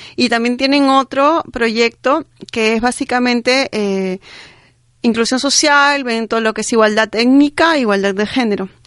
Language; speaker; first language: Spanish; native; Spanish